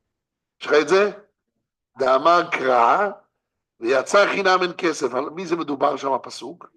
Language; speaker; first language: Hebrew; non-native, fluent; English